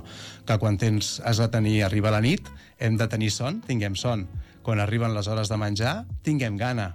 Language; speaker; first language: Catalan; native; Catalan